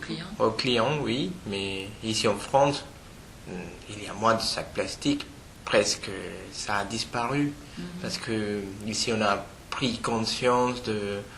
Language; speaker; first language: French; non-native, fluent; Spanish